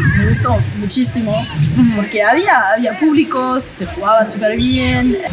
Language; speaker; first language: Spanish; non-native, fluent; French